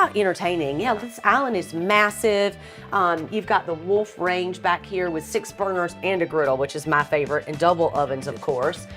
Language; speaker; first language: English; native; English